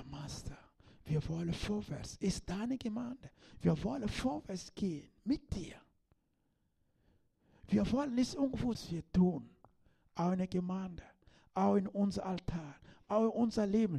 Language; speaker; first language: German; non-native, learner; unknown